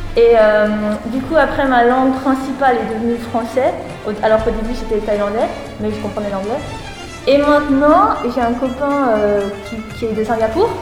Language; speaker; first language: French; early bilingual, other home language; Thai